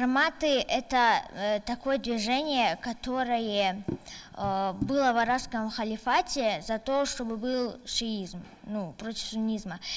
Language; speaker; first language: Russian; non-native, local second language; Tajik